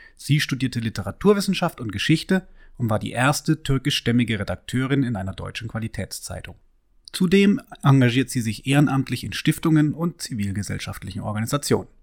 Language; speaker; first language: German; native; German